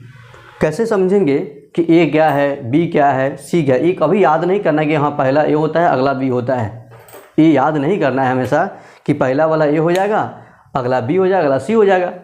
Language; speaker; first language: Hindi; native; Hindi